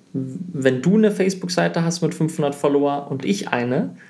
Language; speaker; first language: German; early bilingual, heritage; German